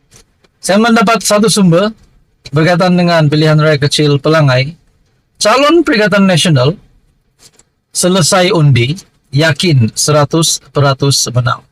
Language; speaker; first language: Malay; native; Malay